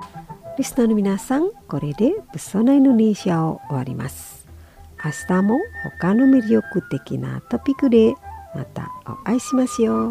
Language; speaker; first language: Japanese; non-native, fluent; Indonesian